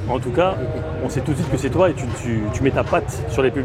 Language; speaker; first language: French; native; French